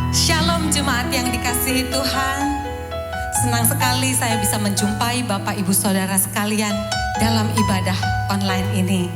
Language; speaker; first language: Indonesian; native; Indonesian